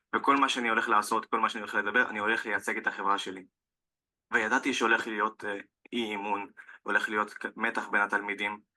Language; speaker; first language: Hebrew; non-native, local second language; Arabic